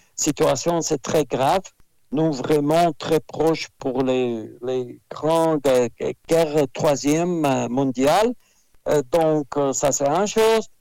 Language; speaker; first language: French; non-native, fluent; Russian